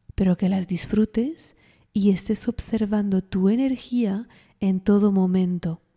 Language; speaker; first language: Spanish; non-native, fluent; French